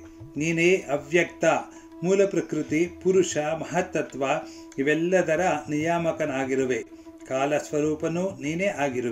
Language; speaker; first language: Kannada; native; Kannada